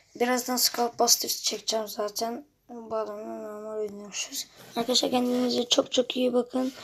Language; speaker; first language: Turkish; native; Turkish